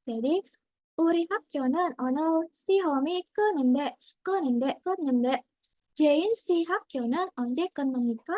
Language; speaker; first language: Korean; non-native, learner; Indonesian